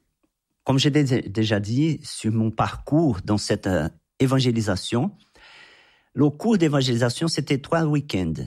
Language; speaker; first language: French; non-native, fluent; Portuguese